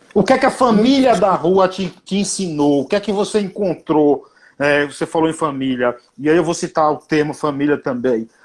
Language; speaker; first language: Portuguese; native; Portuguese